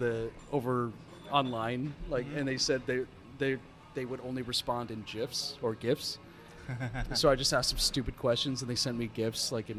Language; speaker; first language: English; native; English